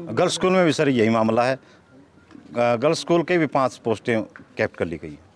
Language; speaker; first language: Hindi; native; Hindi